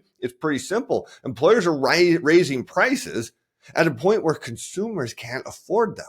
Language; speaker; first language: English; native; English